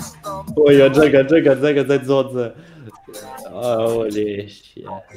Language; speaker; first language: Chinese; non-native, learner; Russian